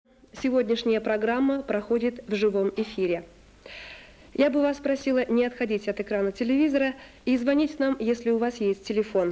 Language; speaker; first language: Russian; native; Russian